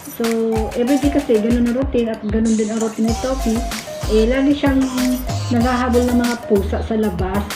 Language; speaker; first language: Filipino; non-native, local second language; Cebuano